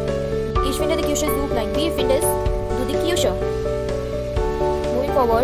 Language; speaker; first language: German; non-native, fluent; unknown